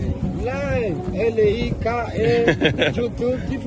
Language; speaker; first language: English; non-native, learner; Haitian Creole